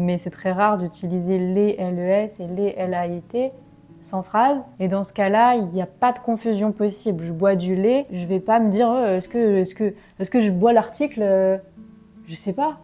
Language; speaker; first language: French; native; French